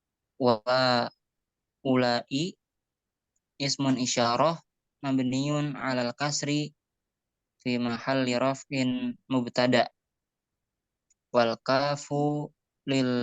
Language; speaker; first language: Arabic; non-native, learner; Indonesian